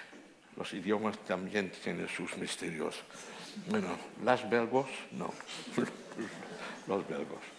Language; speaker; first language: Spanish; non-native, fluent; Dutch